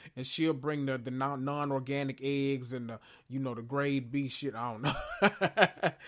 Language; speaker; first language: English; native; English